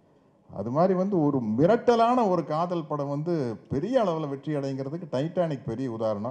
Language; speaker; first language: Tamil; native; Tamil